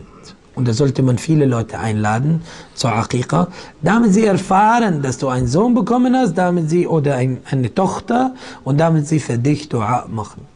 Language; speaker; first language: German; non-native, fluent; Arabic